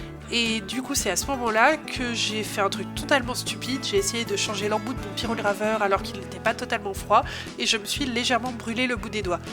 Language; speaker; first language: French; native; French